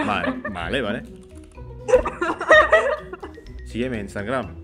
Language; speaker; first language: Spanish; non-native, fluent; Indonesian